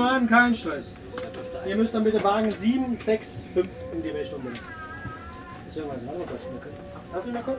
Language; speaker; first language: German; native; German